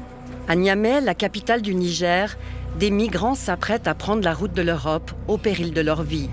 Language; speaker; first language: French; native; French